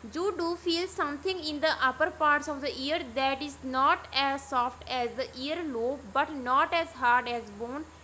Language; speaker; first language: English; non-native, local second language; Punjabi